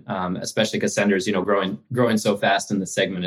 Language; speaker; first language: English; native; English